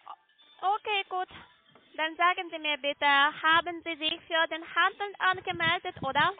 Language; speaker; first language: German; non-native, learner; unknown